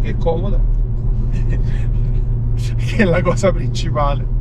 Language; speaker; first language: Italian; native; Italian